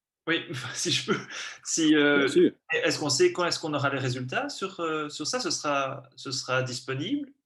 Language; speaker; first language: French; native; French